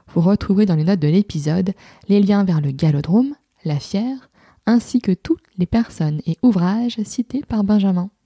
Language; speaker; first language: French; native; French